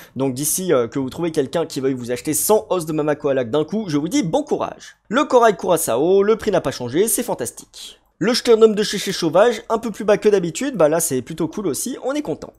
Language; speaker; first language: French; native; French